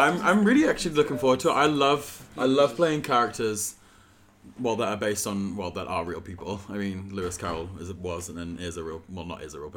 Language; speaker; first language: English; native; English